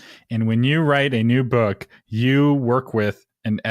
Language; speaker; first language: English; native; English